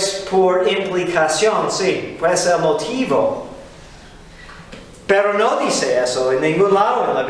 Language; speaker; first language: Spanish; non-native, fluent; English